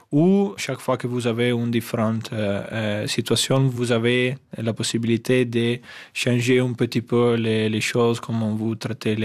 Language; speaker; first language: French; non-native, fluent; Italian